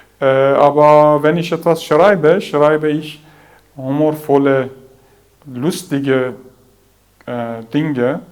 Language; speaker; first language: German; non-native, learner; Persian